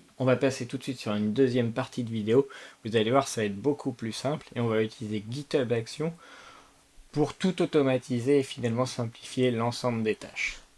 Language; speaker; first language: French; native; French